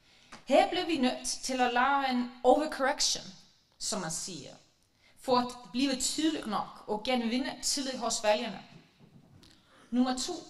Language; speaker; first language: Danish; non-native, fluent; Icelandic